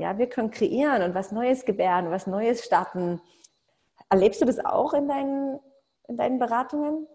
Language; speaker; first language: German; native; German